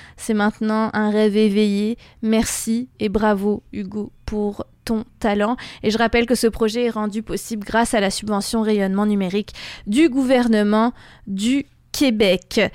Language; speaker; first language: French; native; French